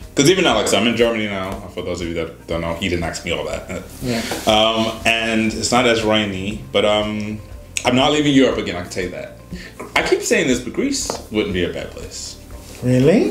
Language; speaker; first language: English; native; English